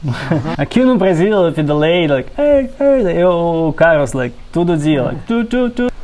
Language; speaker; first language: Portuguese; non-native, learner; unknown